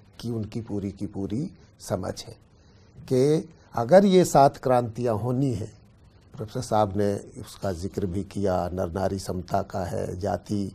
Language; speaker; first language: Hindi; native; Hindi